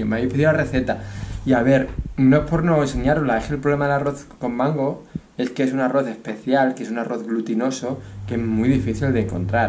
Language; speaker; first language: Spanish; native; Spanish